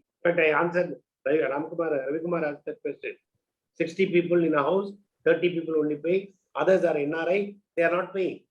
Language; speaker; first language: English; non-native, local second language; Tamil